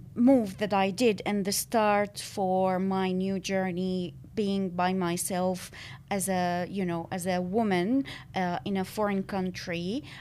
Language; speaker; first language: English; non-native, fluent; Arabic